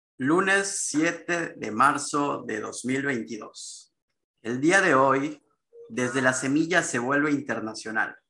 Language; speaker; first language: Spanish; native; Spanish